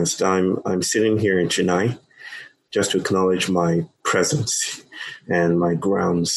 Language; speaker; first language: English; non-native, local second language; Yoruba